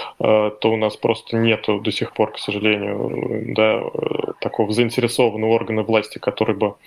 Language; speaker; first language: Russian; native; Russian